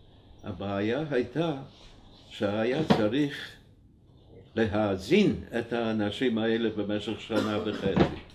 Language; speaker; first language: Hebrew; non-native, fluent; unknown